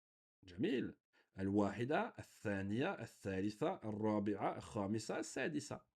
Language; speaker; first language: Arabic; non-native, fluent; French